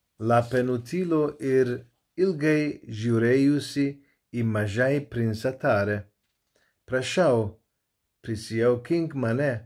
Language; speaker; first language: Lithuanian; non-native, learner; Turkish